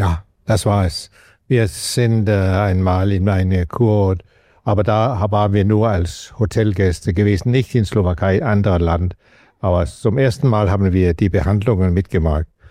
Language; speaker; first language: German; non-native, fluent; Danish